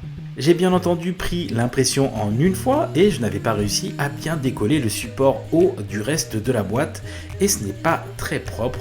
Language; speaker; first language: French; native; French